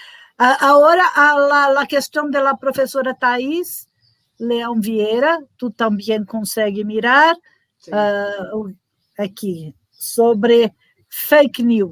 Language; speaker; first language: Spanish; non-native, learner; Portuguese